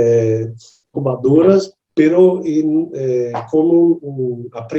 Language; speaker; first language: Spanish; non-native, learner; Portuguese